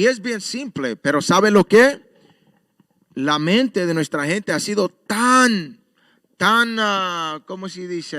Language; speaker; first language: Spanish; early bilingual, heritage; Spanish